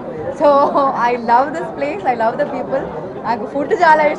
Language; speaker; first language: Telugu; non-native, fluent; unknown